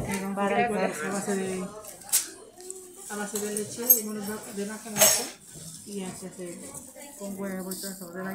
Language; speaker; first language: Spanish; native; Spanish